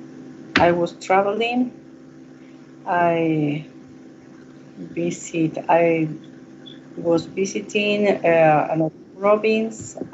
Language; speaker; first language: English; non-native, learner; Spanish